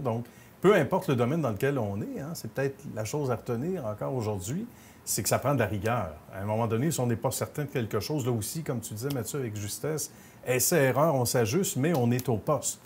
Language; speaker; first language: French; native; French